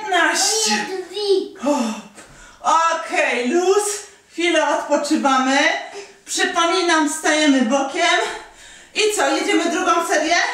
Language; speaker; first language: Polish; native; Polish